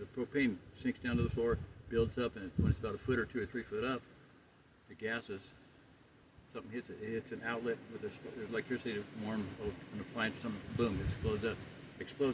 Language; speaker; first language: English; native; English